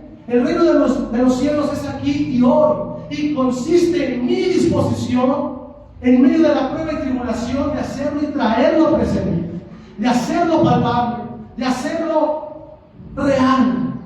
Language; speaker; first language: Spanish; native; Spanish